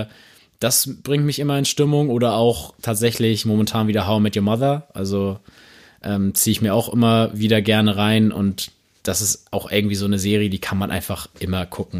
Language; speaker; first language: German; native; German